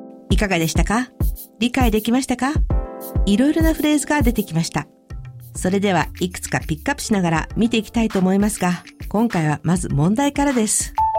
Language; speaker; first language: Japanese; native; Japanese